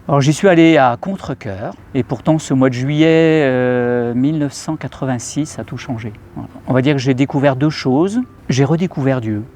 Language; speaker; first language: French; native; French